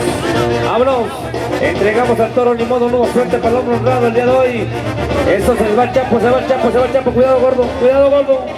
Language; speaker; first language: Spanish; native; Spanish